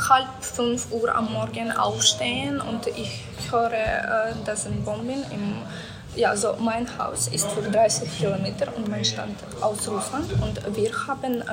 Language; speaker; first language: German; non-native, learner; Ukrainian